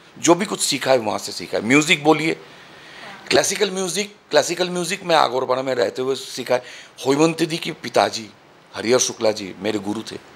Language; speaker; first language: Hindi; non-native, local second language; Bangla